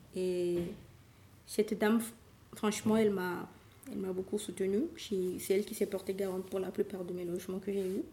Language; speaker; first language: French; non-native, local second language; Sango